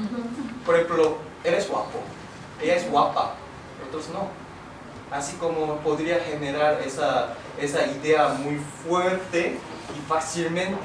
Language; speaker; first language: Spanish; non-native, fluent; Korean